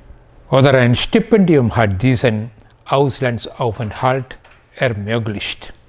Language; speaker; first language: German; non-native, fluent; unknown